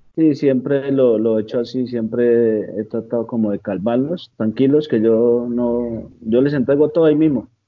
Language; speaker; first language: Spanish; native; Spanish